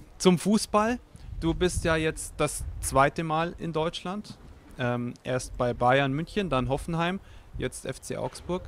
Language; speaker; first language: German; native; German